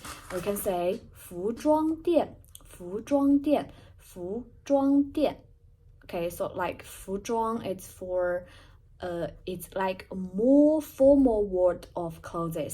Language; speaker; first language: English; non-native, fluent; Chinese